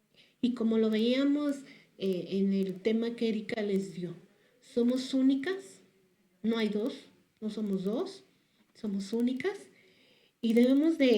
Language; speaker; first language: Spanish; native; Spanish